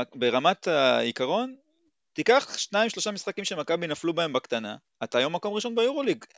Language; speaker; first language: Hebrew; native; Hebrew